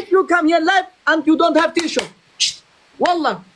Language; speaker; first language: English; non-native, learner; Arabic